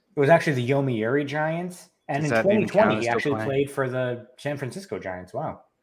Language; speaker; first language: English; native; English